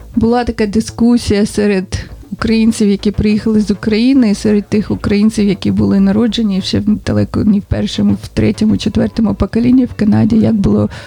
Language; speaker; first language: Ukrainian; native; Ukrainian